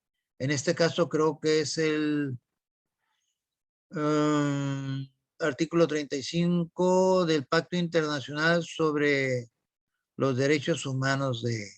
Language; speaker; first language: Spanish; native; Spanish